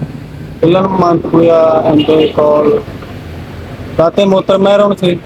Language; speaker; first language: Filipino; non-native, learner; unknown